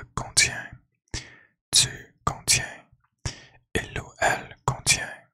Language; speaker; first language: French; non-native, learner; English